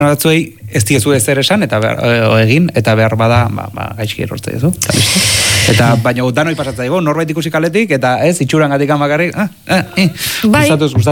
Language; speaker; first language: Basque; native; Basque